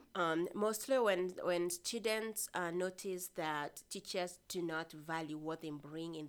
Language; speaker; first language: English; non-native, local second language; Meru